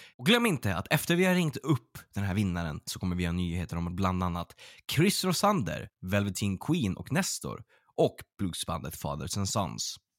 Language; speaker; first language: Swedish; native; Swedish